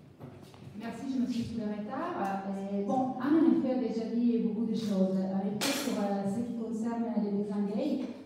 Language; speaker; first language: French; non-native, fluent; Italian